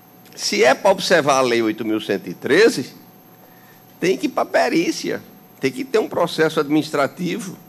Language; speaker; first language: Portuguese; native; Portuguese